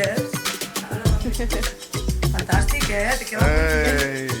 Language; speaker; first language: Spanish; non-native, local second language; Catalan